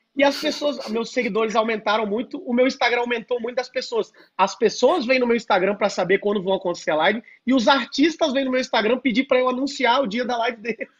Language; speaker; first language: Portuguese; native; Portuguese